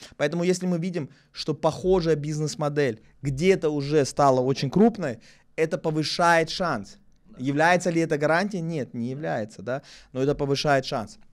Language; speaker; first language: Russian; native; Russian